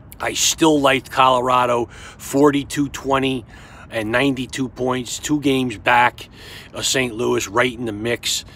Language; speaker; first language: English; native; English